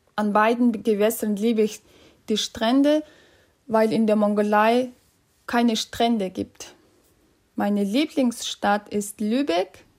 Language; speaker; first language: German; non-native, fluent; Mongolian